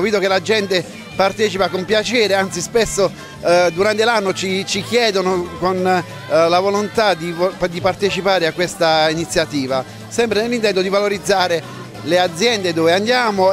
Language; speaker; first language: Italian; native; Italian